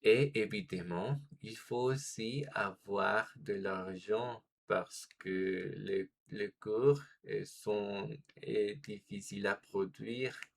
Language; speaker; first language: French; non-native, fluent; Spanish